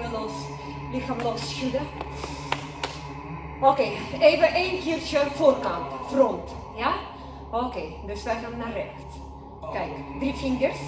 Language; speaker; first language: Dutch; non-native, learner; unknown